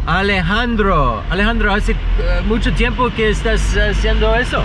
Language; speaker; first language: Spanish; non-native, learner; English